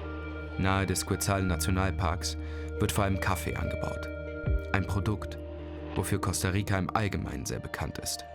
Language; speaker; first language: German; native; German